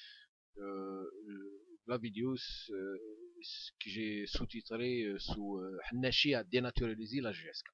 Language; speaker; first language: French; non-native, local second language; Kabyle